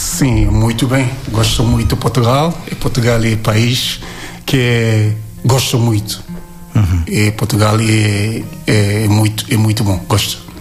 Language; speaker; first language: Portuguese; non-native, learner; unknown